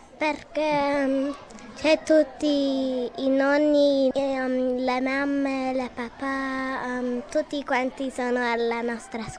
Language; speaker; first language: Italian; early bilingual, heritage; Italian